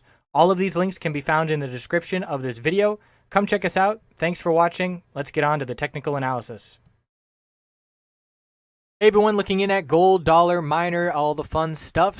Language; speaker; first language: English; native; English